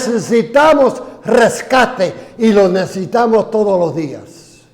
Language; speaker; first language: Spanish; non-native, fluent; English